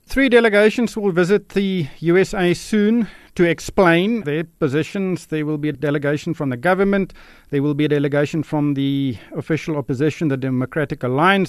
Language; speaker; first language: English; non-native, local second language; Afrikaans